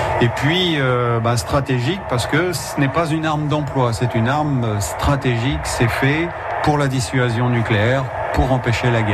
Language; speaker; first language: French; native; French